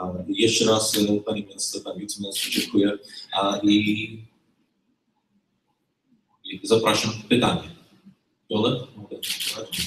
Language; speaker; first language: Polish; non-native, learner; English